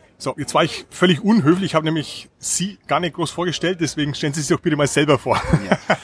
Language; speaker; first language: German; native; German